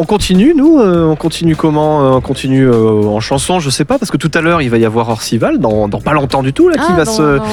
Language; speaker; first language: French; native; French